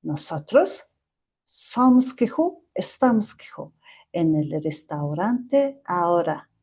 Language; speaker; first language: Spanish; non-native, fluent; Mongolian